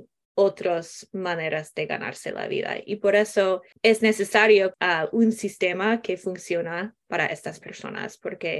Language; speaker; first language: Spanish; non-native, learner; English